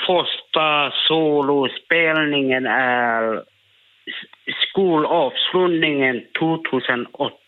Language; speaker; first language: Swedish; non-native, learner; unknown